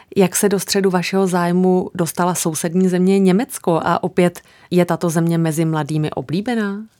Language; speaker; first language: Czech; native; Czech